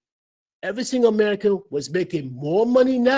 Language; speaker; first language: English; native; English